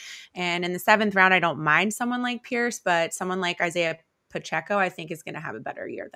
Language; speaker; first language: English; native; English